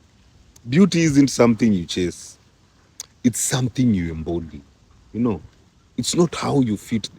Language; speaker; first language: English; non-native, local second language; Swahili